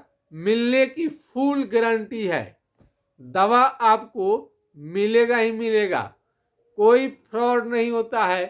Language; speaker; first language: Hindi; non-native, local second language; Bhojpuri